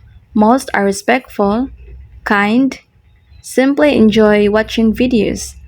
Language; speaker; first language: English; non-native, local second language; Filipino